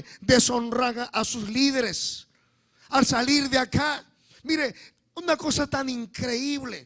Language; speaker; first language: Spanish; native; Spanish